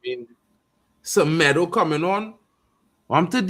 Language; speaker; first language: English; native; English